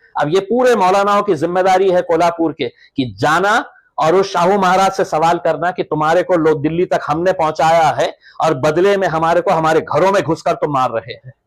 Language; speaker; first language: Hindi; native; Hindi